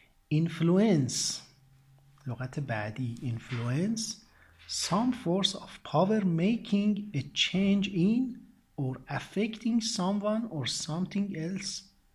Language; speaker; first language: English; non-native, fluent; Persian